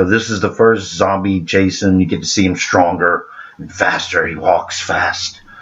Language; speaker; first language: English; native; English